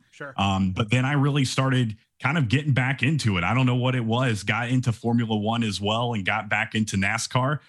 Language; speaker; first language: English; native; English